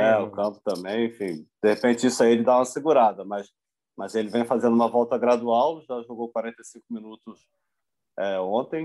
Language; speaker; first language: Portuguese; native; Portuguese